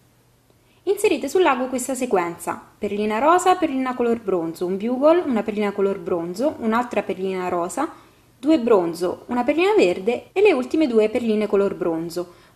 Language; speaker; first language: Italian; native; Italian